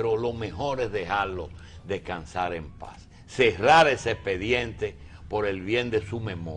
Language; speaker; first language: Spanish; native; Spanish